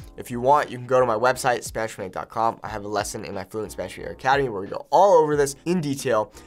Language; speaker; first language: English; native; English